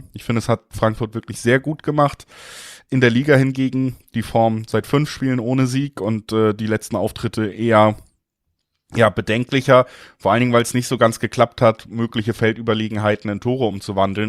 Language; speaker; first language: German; native; German